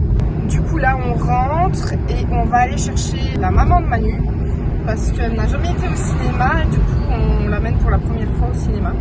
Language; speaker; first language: French; native; French